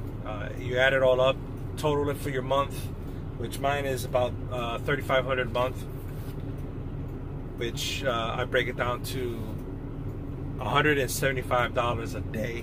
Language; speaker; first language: English; native; English